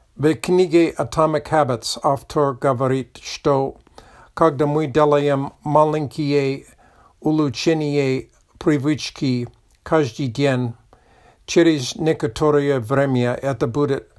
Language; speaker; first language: Russian; non-native, learner; English